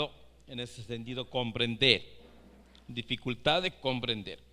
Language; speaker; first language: Spanish; non-native, fluent; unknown